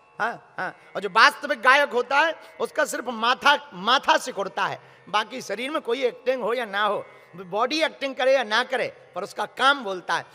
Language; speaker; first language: Hindi; native; Hindi